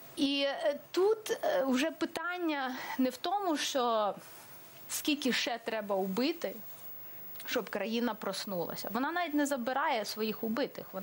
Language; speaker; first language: Ukrainian; native; Ukrainian